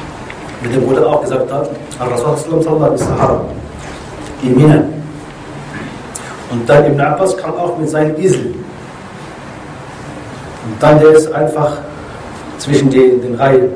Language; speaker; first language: German; non-native, learner; Arabic